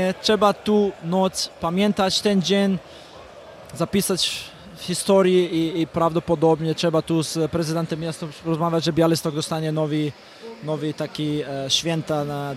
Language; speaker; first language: Polish; non-native, fluent; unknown